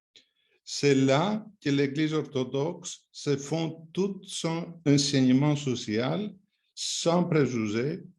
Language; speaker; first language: French; non-native, fluent; Greek